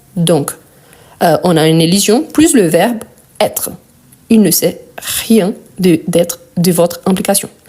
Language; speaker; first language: French; non-native, fluent; Portuguese